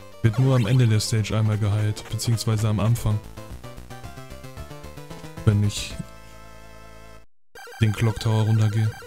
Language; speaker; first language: German; native; German